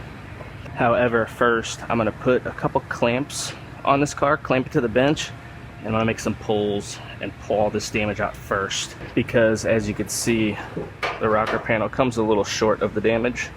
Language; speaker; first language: English; native; English